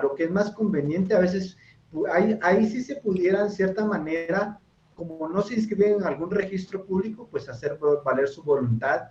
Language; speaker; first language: Spanish; native; Spanish